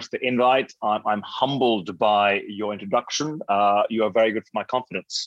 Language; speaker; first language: English; non-native, local second language; Hindi